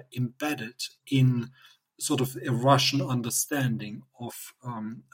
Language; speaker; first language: English; non-native, fluent; German